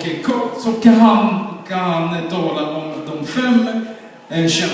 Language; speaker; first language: Swedish; non-native, fluent; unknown